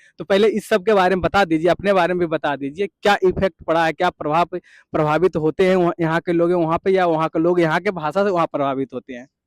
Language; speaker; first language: Hindi; native; Hindi